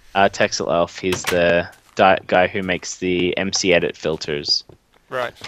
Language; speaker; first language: English; native; English